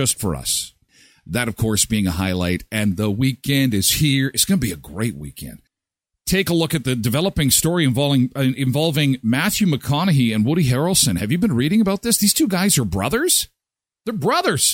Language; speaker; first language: English; native; English